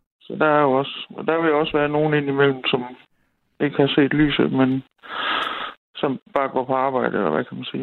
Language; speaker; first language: Danish; native; Danish